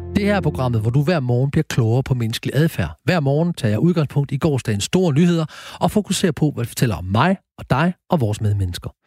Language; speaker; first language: Danish; native; Danish